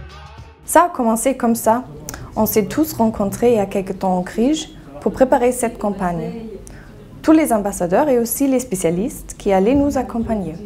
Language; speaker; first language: French; non-native, fluent; German